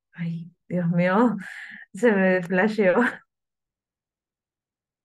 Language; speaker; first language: Spanish; native; Spanish